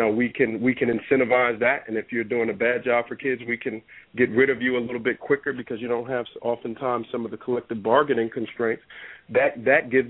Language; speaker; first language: English; native; English